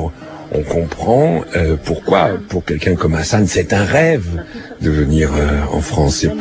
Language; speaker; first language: French; native; French